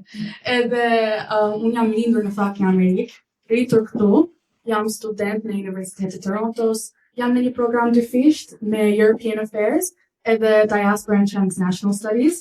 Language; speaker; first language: Albanian; early bilingual, heritage; English